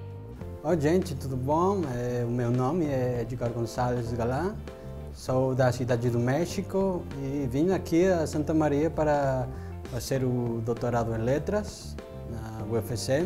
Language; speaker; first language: Portuguese; non-native, fluent; Spanish